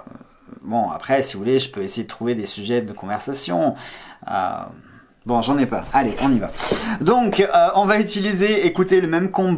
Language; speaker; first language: French; native; French